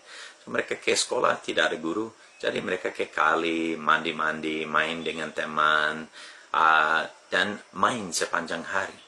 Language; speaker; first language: Indonesian; non-native, fluent; English